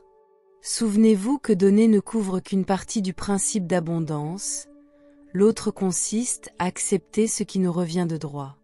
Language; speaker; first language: French; native; French